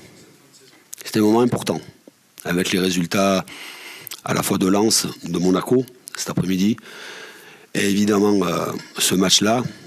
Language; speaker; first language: French; native; French